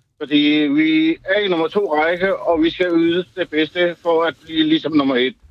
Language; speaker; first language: Danish; early bilingual, other home language; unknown